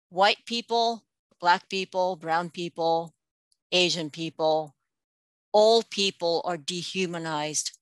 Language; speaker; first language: English; non-native, local second language; Japanese